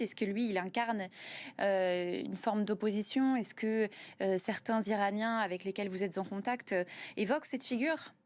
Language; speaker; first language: French; native; French